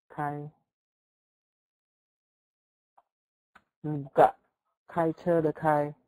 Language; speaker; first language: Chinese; non-native, fluent; Indonesian